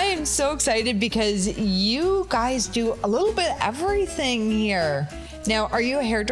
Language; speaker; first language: English; native; English